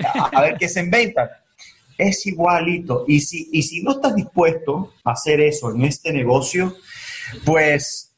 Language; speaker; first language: Spanish; early bilingual, heritage; Spanish